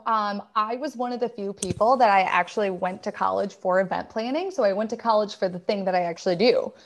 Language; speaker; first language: English; native; English